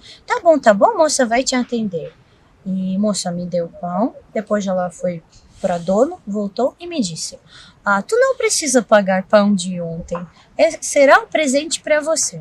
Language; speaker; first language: Portuguese; non-native, fluent; Russian